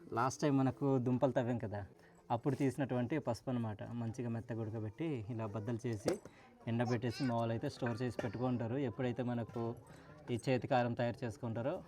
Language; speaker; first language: Telugu; non-native, local second language; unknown